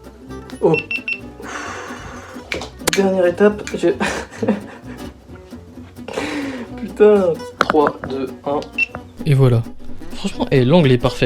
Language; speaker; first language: French; native; French